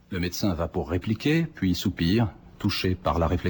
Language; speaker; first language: French; native; French